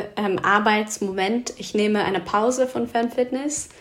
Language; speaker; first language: German; non-native, fluent; English